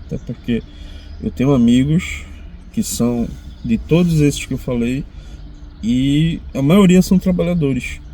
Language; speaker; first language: Portuguese; native; Portuguese